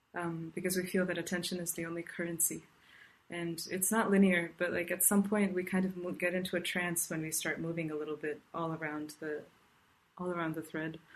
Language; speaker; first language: English; non-native, local second language; Tamil